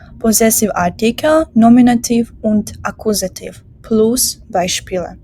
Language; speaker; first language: German; non-native, fluent; Ukrainian